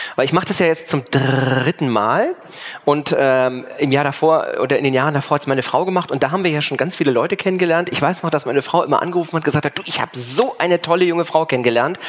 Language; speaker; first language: German; native; German